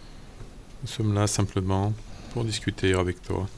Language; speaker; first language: French; native; French